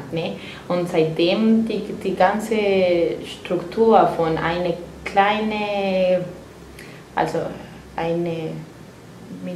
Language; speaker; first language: German; non-native, fluent; Spanish